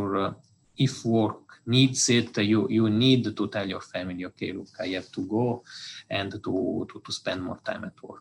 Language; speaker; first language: English; non-native, fluent; Italian